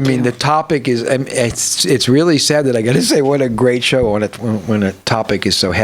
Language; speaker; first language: English; native; English